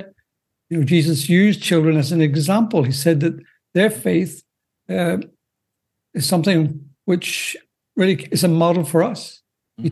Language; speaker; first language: English; native; English